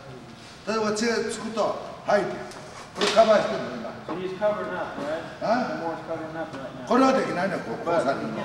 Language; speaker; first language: Japanese; native; Japanese